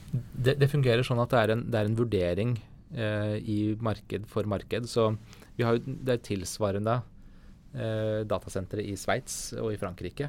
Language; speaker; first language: Norwegian; native; Norwegian